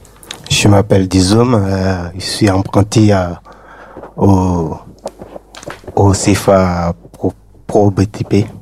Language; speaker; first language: French; non-native, learner; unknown